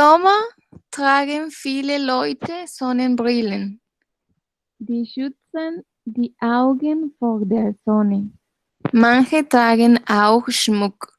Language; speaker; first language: German; non-native, learner; Spanish